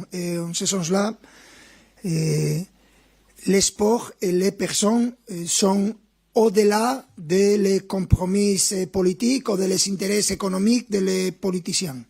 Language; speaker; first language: French; non-native, fluent; Spanish